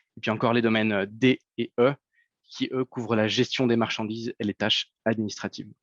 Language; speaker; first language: French; native; French